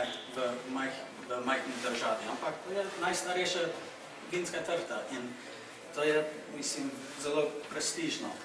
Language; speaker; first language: Slovenian; non-native, fluent; English